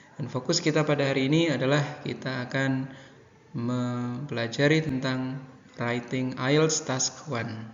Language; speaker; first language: Indonesian; native; Indonesian